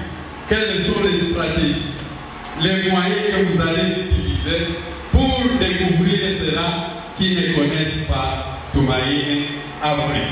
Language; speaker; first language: French; non-native, local second language; Swahili